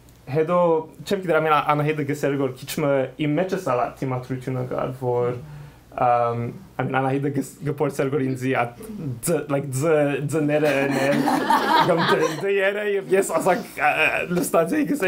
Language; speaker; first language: Armenian; early bilingual, heritage; Armenian